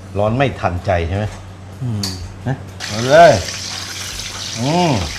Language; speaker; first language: Thai; native; Thai